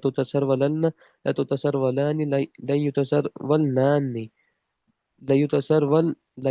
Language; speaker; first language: Arabic; non-native, learner; Urdu